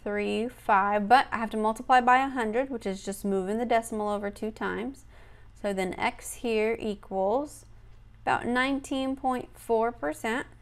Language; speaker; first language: English; native; English